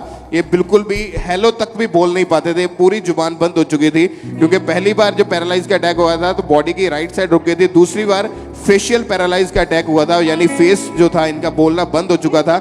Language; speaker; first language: Hindi; native; Hindi